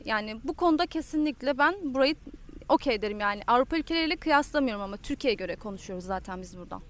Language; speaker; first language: Turkish; native; Turkish